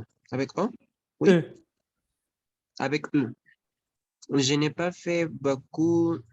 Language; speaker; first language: French; non-native, learner; Spanish